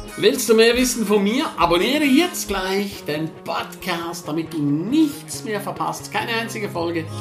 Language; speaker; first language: German; non-native, local second language; Romansh